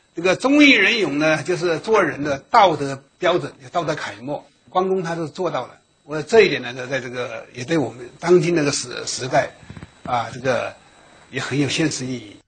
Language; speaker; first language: Chinese; native; Chinese